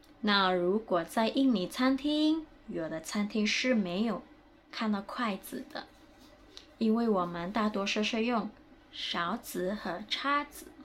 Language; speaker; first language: Chinese; non-native, fluent; Indonesian